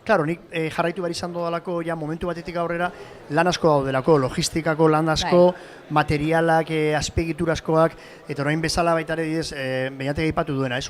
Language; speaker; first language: Basque; native; Basque